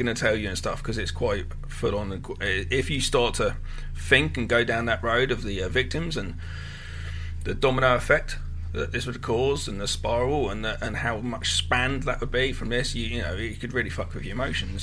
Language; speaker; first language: English; native; English